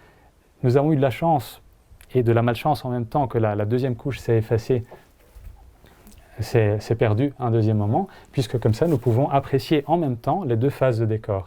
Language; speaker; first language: French; non-native, fluent; Italian